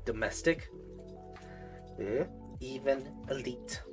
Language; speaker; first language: English; native; English